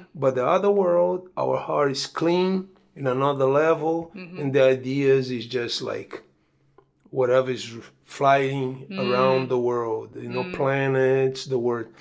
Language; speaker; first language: English; non-native, fluent; Portuguese